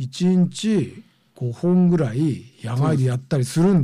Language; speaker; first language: Japanese; native; Japanese